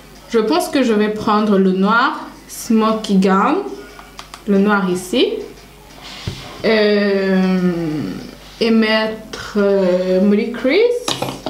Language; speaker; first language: French; non-native, local second language; Rundi